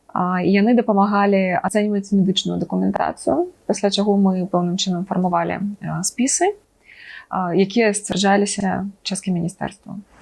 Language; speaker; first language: Belarusian; non-native, local second language; Russian